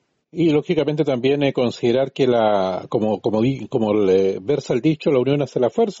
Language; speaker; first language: Spanish; native; Spanish